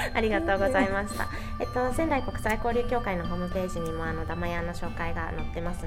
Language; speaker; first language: Japanese; native; Japanese